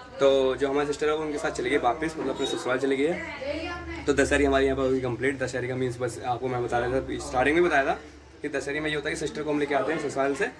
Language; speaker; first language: Hindi; native; Hindi